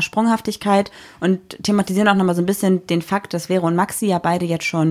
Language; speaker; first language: German; native; German